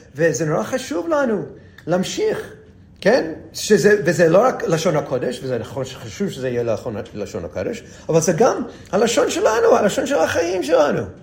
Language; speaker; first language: Hebrew; non-native, fluent; English